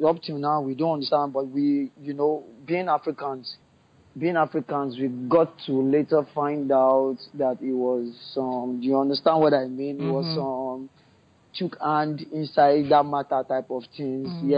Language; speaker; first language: English; non-native, local second language; Yoruba